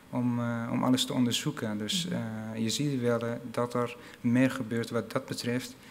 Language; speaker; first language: Dutch; non-native, fluent; Arabic